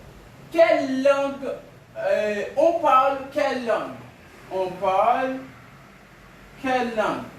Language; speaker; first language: French; non-native, local second language; Haitian Creole